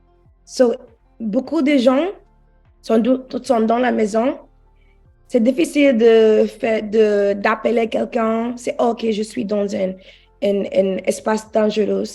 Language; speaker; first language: French; non-native, learner; English